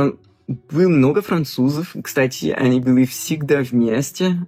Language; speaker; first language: Russian; non-native, fluent; French